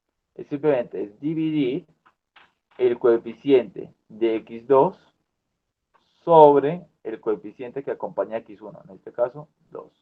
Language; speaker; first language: Spanish; native; Spanish